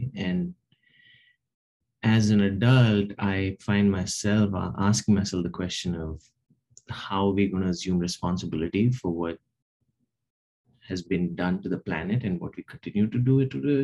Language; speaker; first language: English; non-native, local second language; Telugu